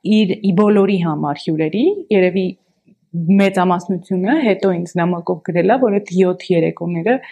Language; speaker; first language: Armenian; native; Armenian